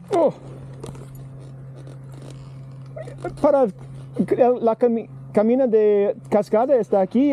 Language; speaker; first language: Spanish; non-native, learner; English